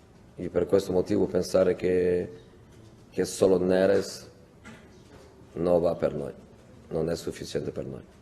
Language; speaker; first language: Italian; non-native, fluent; Portuguese